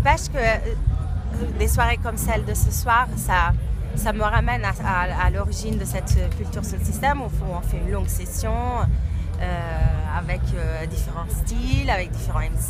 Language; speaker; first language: French; non-native, fluent; Italian